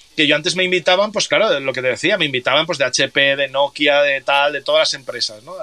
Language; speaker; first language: Spanish; native; Spanish